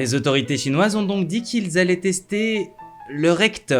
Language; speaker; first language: French; native; French